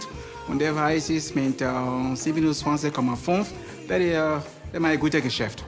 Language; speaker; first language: German; non-native, learner; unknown